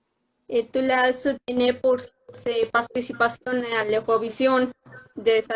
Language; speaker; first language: French; non-native, learner; Spanish